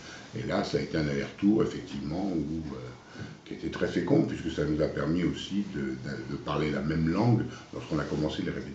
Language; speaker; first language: French; native; French